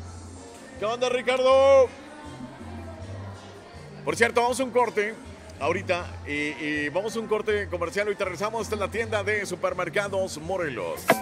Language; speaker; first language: Spanish; native; Spanish